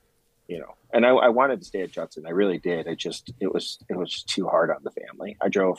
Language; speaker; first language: English; native; English